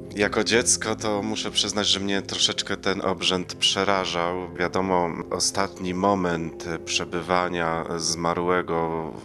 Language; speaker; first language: Polish; native; Polish